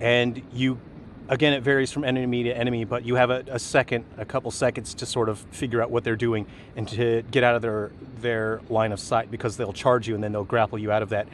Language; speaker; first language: English; native; English